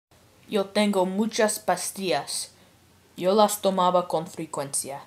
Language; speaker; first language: Spanish; non-native, learner; English